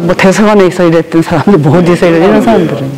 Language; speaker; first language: Korean; native; Korean